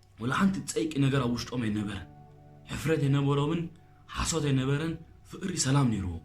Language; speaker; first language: Tigrinya; early bilingual, heritage; Tigrinya